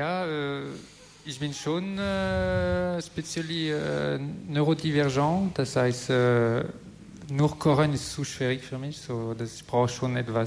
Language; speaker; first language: German; non-native, learner; French